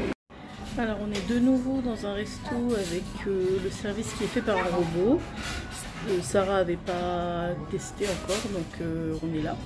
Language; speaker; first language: French; native; French